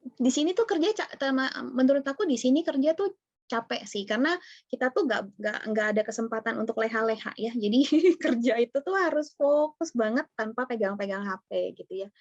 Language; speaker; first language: Indonesian; native; Indonesian